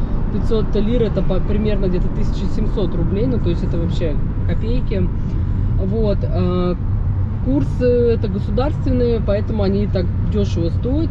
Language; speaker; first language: Russian; native; Russian